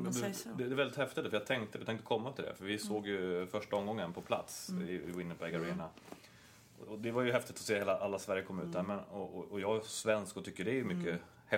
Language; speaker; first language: Swedish; native; Swedish